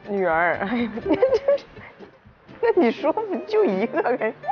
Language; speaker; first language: Chinese; native; Chinese